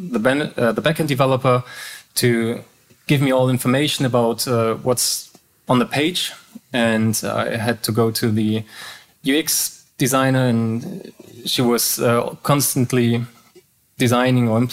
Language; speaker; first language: English; non-native, fluent; German